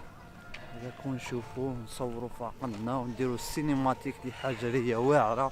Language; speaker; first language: Arabic; native; Arabic